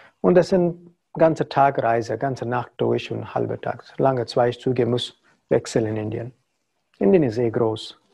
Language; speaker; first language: German; non-native, fluent; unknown